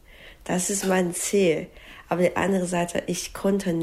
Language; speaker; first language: German; non-native, learner; Chinese